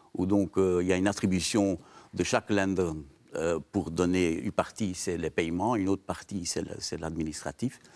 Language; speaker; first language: French; native; French